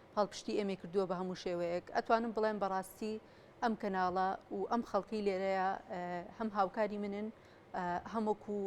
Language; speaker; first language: Central Kurdish; non-native, local second language; Kurdish